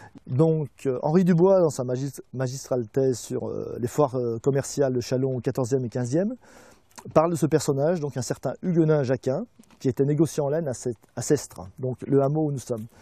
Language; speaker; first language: French; native; French